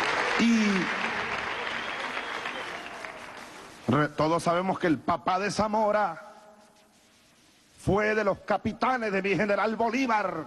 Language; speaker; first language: Spanish; native; Spanish